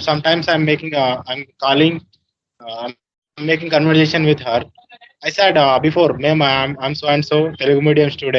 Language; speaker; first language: English; non-native, learner; Telugu